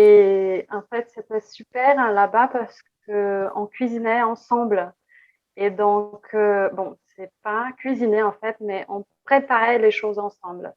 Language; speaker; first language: French; non-native, fluent; Portuguese